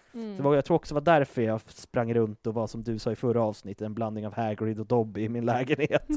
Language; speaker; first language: Swedish; native; Swedish